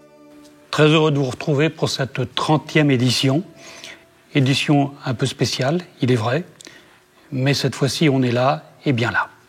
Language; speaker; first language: French; native; French